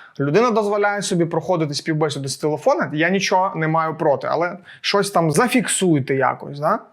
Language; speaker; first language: Ukrainian; non-native, local second language; Russian